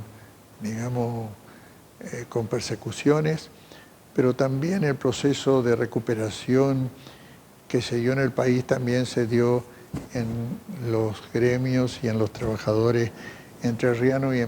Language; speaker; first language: Spanish; native; Spanish